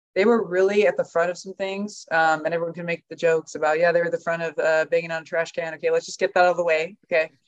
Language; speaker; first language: English; native; English